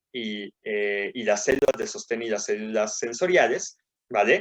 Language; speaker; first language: Spanish; native; Spanish